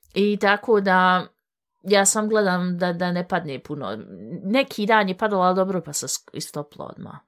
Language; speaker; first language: Bosnian; early bilingual, heritage; Bosnian